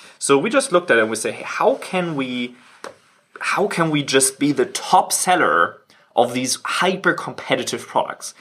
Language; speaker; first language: English; non-native, fluent; German